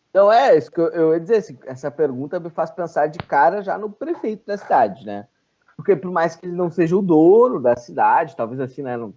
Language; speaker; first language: Portuguese; native; Portuguese